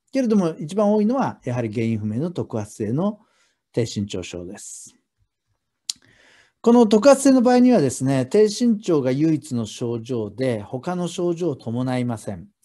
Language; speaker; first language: Japanese; native; Japanese